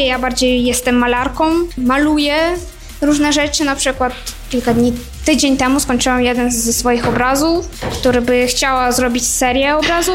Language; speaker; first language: Polish; non-native, fluent; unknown